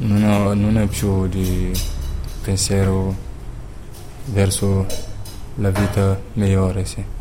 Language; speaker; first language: Italian; non-native, learner; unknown